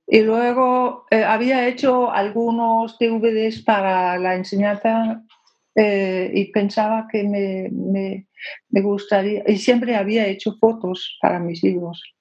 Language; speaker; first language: Spanish; non-native, fluent; Danish